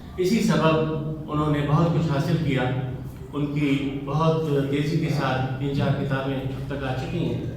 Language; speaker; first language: Urdu; native; Urdu